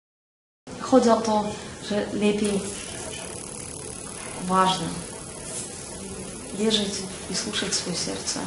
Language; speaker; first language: Polish; non-native, learner; Russian